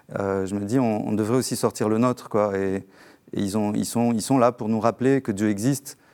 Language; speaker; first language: French; native; French